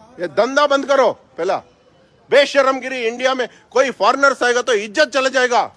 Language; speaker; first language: Hindi; non-native, local second language; Kannada